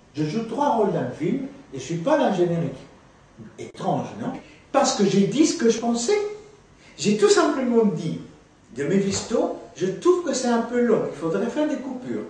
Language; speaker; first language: French; non-native, fluent; Spanish